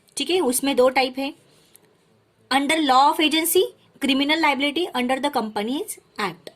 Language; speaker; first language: Hindi; non-native, local second language; Marathi